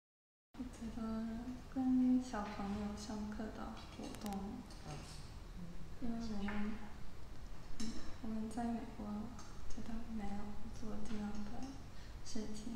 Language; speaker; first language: Chinese; non-native, learner; English